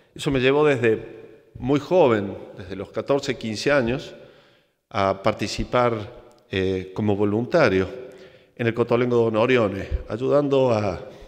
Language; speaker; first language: Spanish; native; Spanish